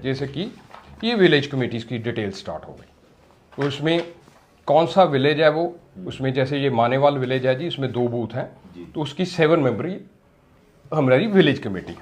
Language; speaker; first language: Hindi; non-native, local second language; Punjabi